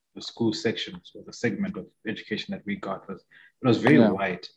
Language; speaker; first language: English; non-native, local second language; Shona